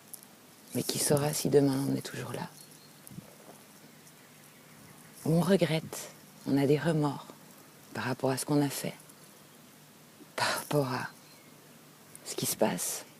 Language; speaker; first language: French; native; French